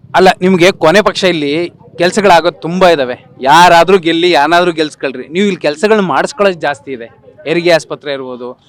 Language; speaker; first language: Kannada; native; Kannada